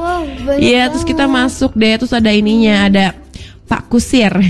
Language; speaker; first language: Indonesian; native; Indonesian